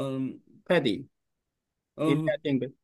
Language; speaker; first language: English; non-native, learner; Korean